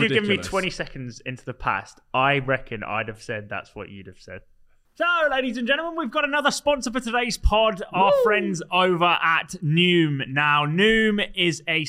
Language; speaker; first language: English; native; English